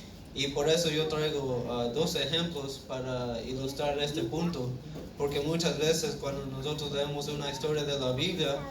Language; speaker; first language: Spanish; early bilingual, heritage; Spanish